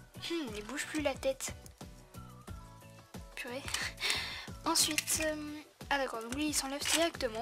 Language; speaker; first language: French; native; French